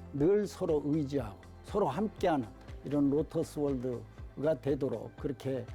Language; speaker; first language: Korean; native; Korean